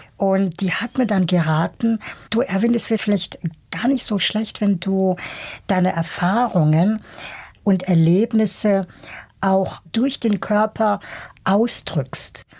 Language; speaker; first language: German; early bilingual, other home language; Bosnian